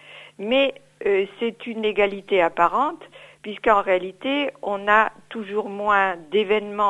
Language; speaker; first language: French; native; French